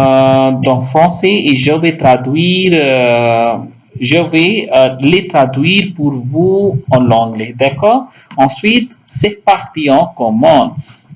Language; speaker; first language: French; non-native, local second language; Hindi